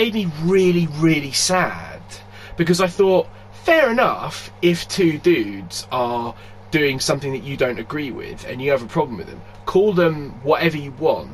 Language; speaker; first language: English; native; English